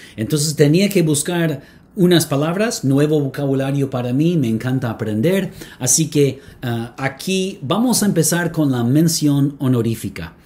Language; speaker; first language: Spanish; non-native, fluent; English